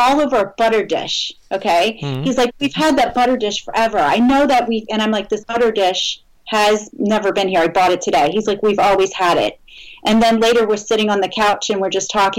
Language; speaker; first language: English; native; English